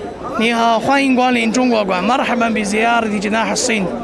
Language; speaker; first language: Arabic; non-native, learner; Chinese